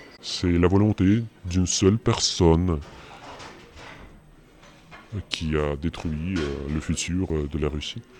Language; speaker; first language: French; non-native, fluent; Russian